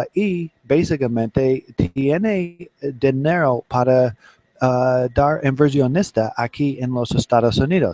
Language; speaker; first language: Spanish; non-native, learner; English